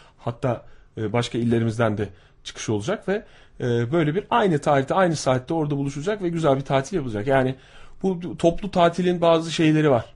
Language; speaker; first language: Turkish; native; Turkish